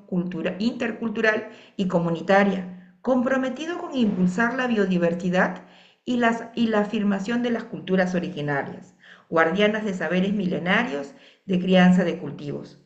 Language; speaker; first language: Spanish; native; Spanish